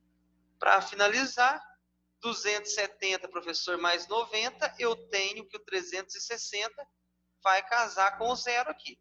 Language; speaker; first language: Portuguese; native; Portuguese